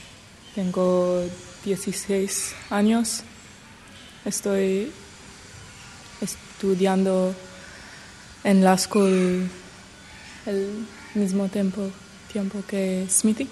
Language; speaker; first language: Spanish; non-native, learner; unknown